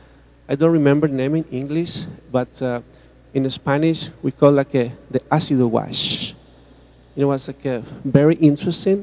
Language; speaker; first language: English; non-native, fluent; Spanish